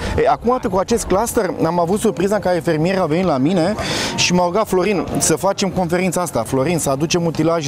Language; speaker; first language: Romanian; native; Romanian